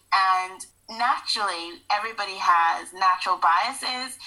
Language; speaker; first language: English; native; English